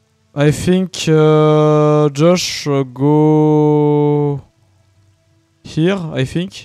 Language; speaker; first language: English; non-native, learner; French